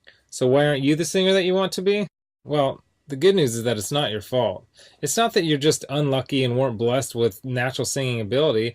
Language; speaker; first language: English; native; English